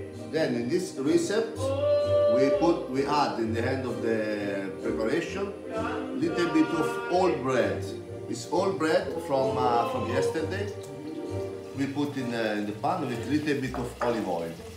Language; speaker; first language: English; non-native, learner; Italian